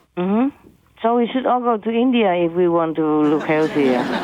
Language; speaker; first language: English; non-native, fluent; Vietnamese